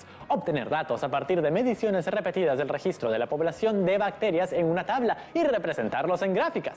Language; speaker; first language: Spanish; native; Spanish